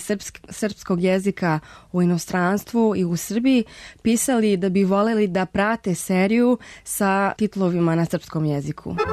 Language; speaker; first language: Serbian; non-native, fluent; Spanish